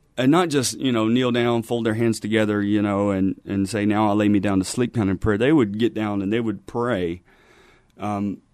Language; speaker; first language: English; native; English